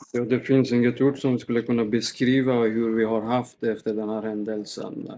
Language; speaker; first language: Swedish; non-native, fluent; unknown